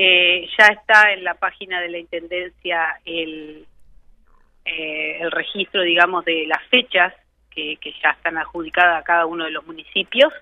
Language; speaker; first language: Spanish; native; Spanish